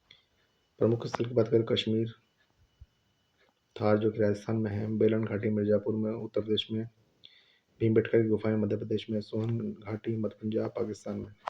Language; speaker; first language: Hindi; native; Hindi